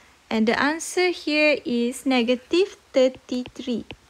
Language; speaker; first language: English; non-native, local second language; Malay